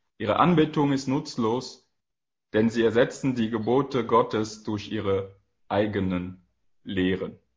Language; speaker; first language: German; non-native, fluent; French